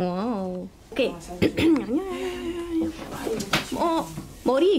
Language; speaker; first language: Korean; non-native, learner; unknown